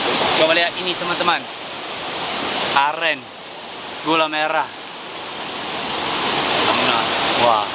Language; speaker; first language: Indonesian; non-native, learner; English